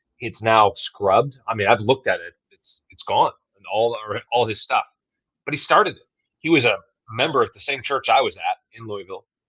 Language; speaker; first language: English; native; English